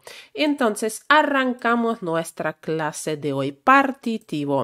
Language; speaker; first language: Spanish; non-native, fluent; Russian